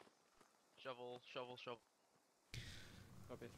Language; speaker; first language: English; native; English